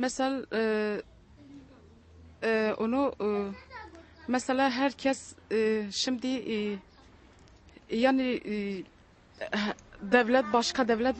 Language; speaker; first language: Turkish; non-native, learner; Kurdish